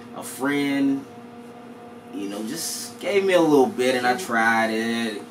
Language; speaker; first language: English; native; English